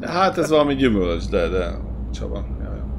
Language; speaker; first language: Hungarian; native; Hungarian